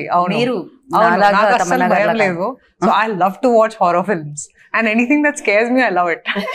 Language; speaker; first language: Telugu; non-native, fluent; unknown